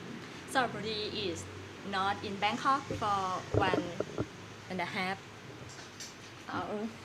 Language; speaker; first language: English; non-native, learner; Thai